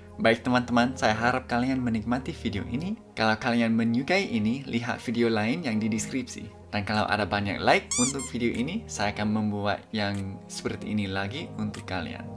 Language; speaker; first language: Indonesian; non-native, fluent; English